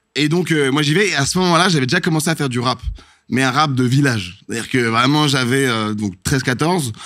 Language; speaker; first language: French; native; French